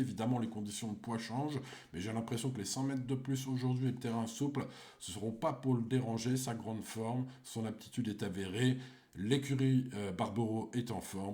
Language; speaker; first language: French; native; French